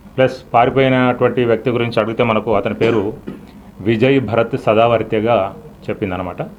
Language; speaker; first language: Telugu; native; Telugu